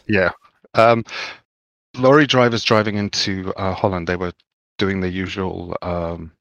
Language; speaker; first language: English; native; English